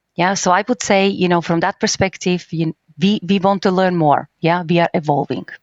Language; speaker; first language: English; non-native, fluent; Slovak